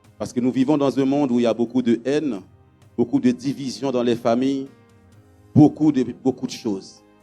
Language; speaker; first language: French; non-native, local second language; Haitian Creole